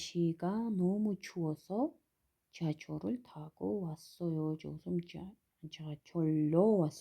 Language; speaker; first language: Korean; non-native, fluent; Kyrgyz